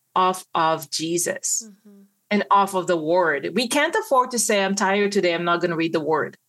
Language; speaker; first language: English; non-native, fluent; Hebrew